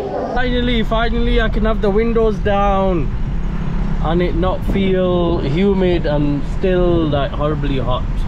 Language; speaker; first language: English; native; English